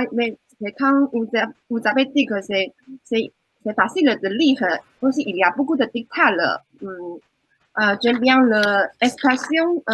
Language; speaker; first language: French; non-native, learner; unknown